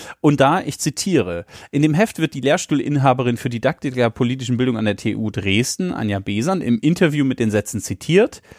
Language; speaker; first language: German; native; German